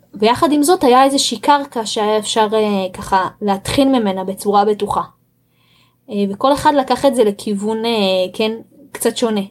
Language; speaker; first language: Hebrew; early bilingual, other home language; Russian